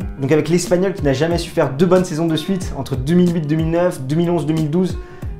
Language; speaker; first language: French; native; French